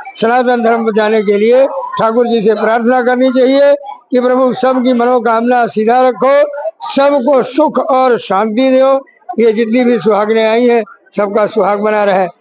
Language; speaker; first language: Hindi; non-native, local second language; Punjabi